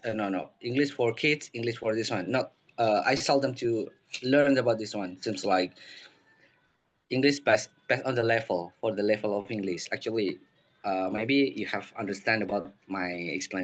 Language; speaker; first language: English; non-native, learner; Indonesian